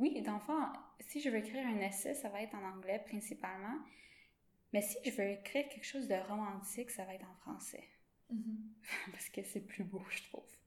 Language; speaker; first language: French; non-native, local second language; English